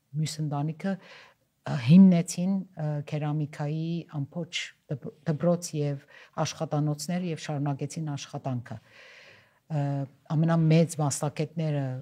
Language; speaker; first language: Armenian; early bilingual, heritage; Armenian